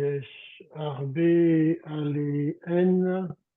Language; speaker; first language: Hebrew; non-native, learner; French